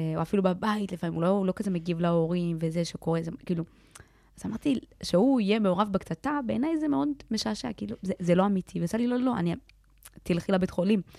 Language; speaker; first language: Hebrew; early bilingual, other home language; Amharic